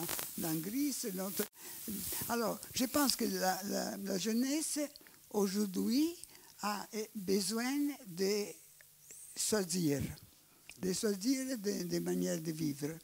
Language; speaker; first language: French; non-native, learner; Italian